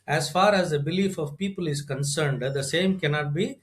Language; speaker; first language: English; non-native, local second language; Tamil